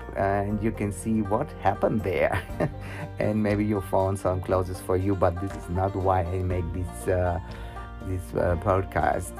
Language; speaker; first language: English; non-native, learner; German